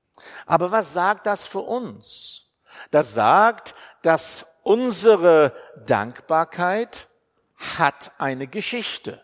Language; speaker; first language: German; non-native, fluent; English